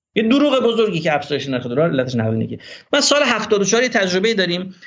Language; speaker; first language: Persian; non-native, local second language; Azerbaijani